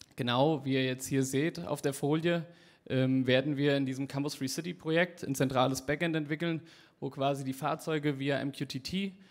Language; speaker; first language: German; native; German